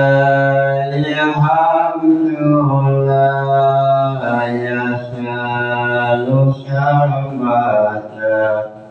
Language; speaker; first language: Arabic; non-native, fluent; Indonesian